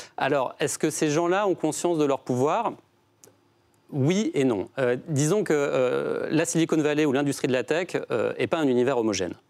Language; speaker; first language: French; native; French